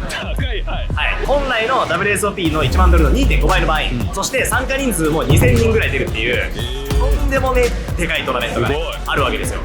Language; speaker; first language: Japanese; native; Japanese